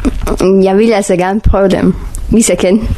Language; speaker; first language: Danish; early bilingual, other home language; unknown